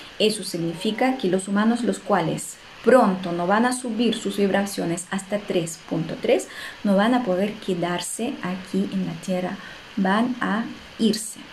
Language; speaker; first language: Spanish; non-native, fluent; Russian